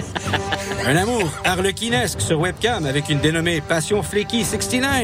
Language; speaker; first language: French; native; French